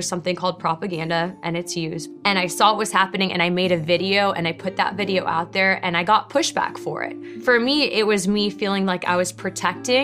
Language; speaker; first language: English; native; English